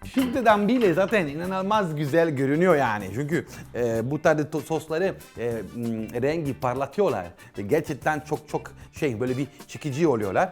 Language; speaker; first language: Turkish; non-native, learner; Italian